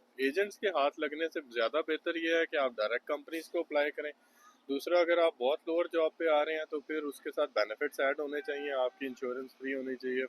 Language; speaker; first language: Urdu; non-native, local second language; Punjabi